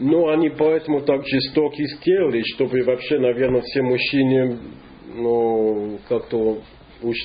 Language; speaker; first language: Russian; non-native, fluent; English